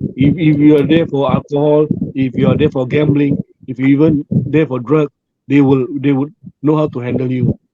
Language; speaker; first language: English; non-native, local second language; Malay